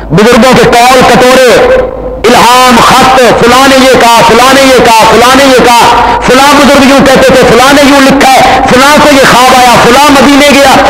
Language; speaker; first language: Urdu; non-native, local second language; Punjabi